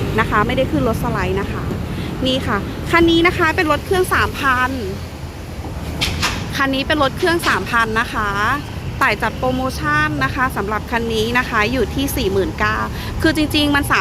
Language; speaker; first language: Thai; native; Thai